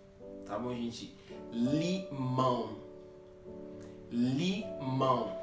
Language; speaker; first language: Portuguese; non-native, fluent; Haitian Creole